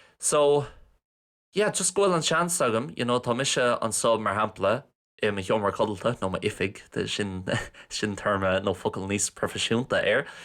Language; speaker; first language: Irish; non-native, local second language; English